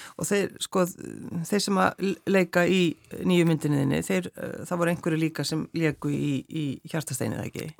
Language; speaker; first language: Icelandic; native; Icelandic